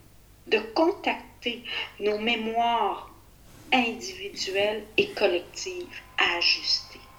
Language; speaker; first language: French; native; French